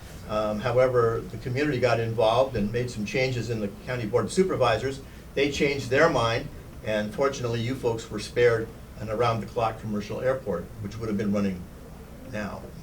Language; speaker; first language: English; native; English